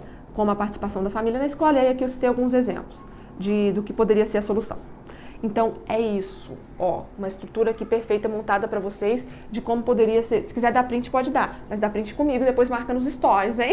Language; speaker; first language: Portuguese; native; Portuguese